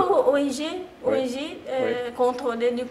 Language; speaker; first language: French; non-native, fluent; Japanese